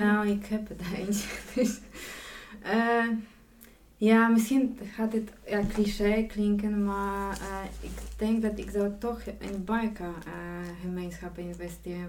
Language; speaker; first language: Dutch; non-native, fluent; Polish